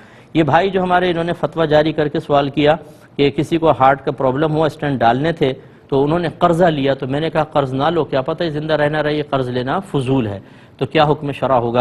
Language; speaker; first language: Urdu; native; Urdu